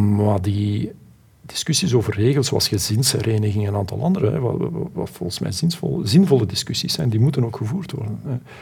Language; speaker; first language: Dutch; native; Dutch